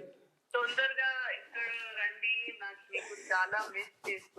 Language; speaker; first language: Telugu; non-native, learner; Gujarati